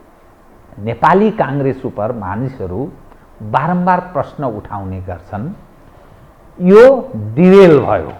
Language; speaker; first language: Nepali; native; Nepali